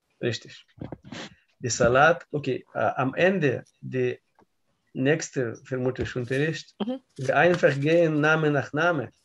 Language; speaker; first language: German; non-native, learner; Russian